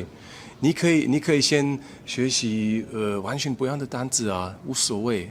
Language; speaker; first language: Chinese; non-native, fluent; German